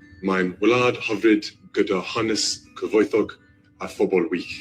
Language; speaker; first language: Welsh; non-native, learner; English